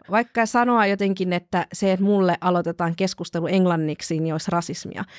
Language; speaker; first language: Finnish; native; Finnish